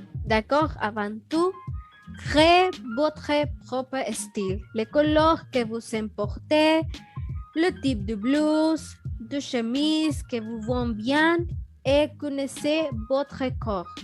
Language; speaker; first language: French; non-native, learner; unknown